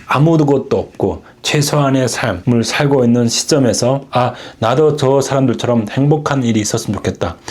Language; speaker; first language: Korean; native; Korean